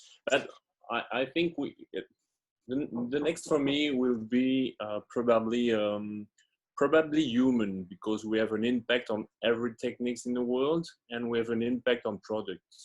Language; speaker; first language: English; non-native, fluent; French